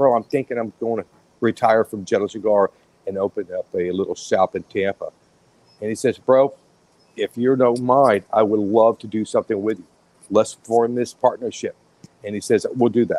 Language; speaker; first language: English; native; English